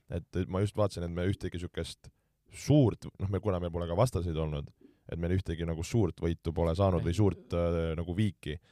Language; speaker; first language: Estonian; native; Estonian